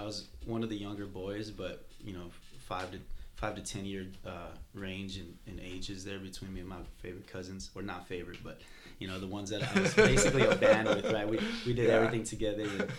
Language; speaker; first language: English; native; English